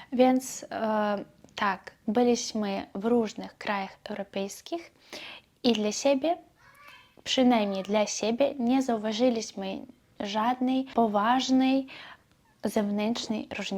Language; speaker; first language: Polish; non-native, learner; Belarusian